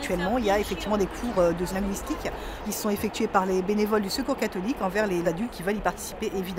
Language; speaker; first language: French; native; French